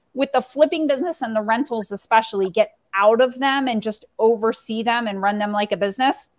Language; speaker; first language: English; native; English